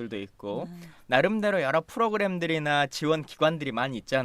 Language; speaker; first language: Korean; native; Korean